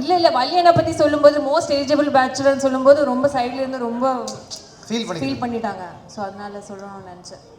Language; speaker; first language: Tamil; non-native, fluent; Malayalam